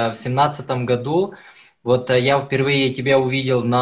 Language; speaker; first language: Russian; native; Russian